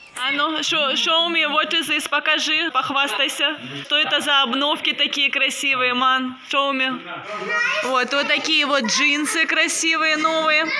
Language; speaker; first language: Russian; native; Russian